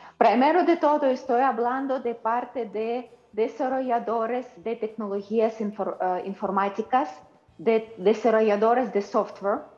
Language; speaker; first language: Spanish; non-native, learner; Ukrainian